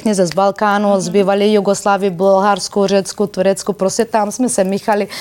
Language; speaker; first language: Czech; non-native, fluent; Bulgarian